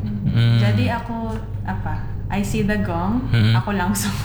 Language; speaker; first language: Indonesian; non-native, learner; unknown